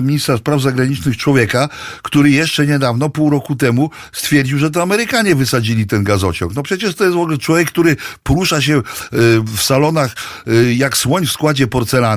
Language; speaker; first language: Polish; native; Polish